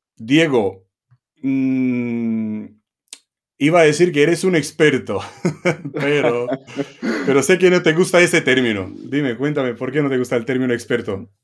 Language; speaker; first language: Spanish; non-native, fluent; Romanian